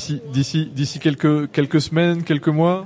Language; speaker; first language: French; native; French